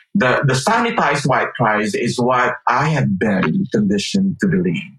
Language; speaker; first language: English; non-native, local second language; Filipino